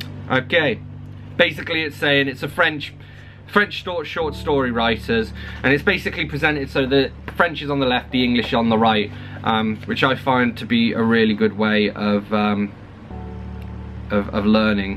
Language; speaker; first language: English; native; English